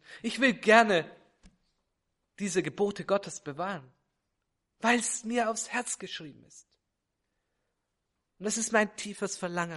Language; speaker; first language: German; native; German